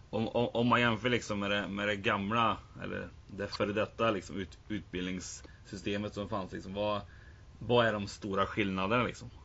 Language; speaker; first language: Swedish; native; Swedish